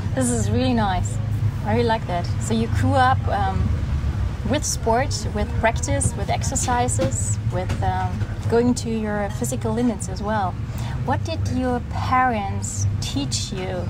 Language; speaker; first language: English; non-native, fluent; German